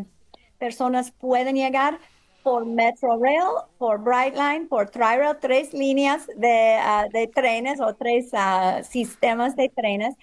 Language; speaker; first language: Spanish; early bilingual, heritage; English